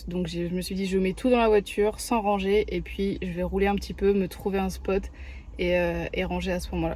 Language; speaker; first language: French; native; French